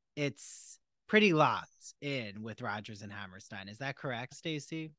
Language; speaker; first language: English; native; English